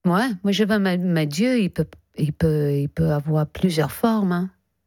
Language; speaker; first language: French; non-native, fluent; English